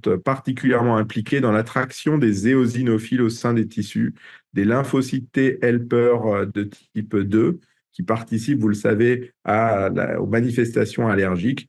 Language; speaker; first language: French; native; French